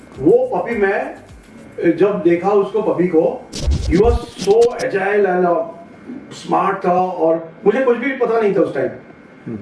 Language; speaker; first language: Hindi; non-native, local second language; Bangla